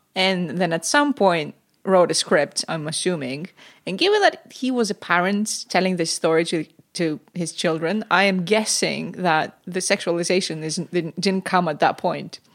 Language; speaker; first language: English; non-native, fluent; Greek